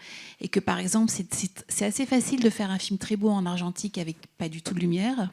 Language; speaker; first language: French; native; French